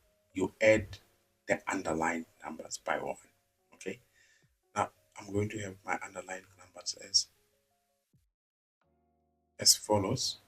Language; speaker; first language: English; non-native, local second language; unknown